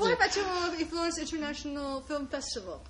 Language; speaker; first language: Italian; non-native, learner; English